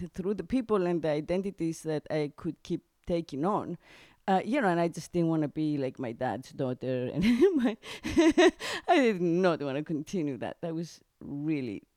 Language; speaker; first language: English; non-native, fluent; Greek